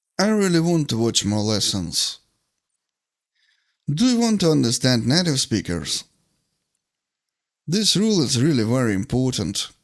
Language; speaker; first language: English; non-native, fluent; Ukrainian